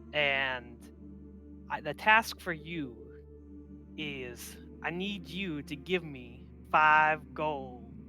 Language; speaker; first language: English; native; English